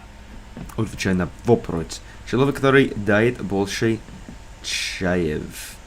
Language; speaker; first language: Russian; non-native, learner; English